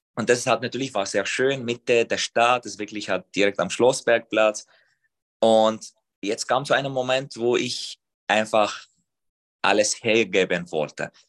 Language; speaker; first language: German; non-native, fluent; Arabic